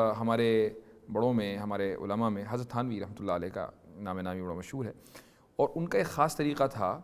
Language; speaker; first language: Urdu; native; Urdu